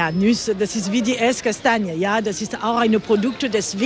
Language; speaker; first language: German; non-native, learner; French